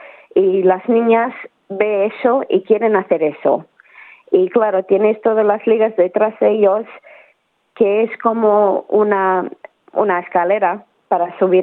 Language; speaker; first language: Spanish; early bilingual, heritage; Spanish